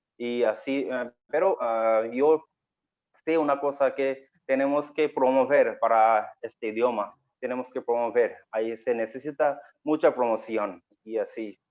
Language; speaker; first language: Spanish; non-native, learner; Bangla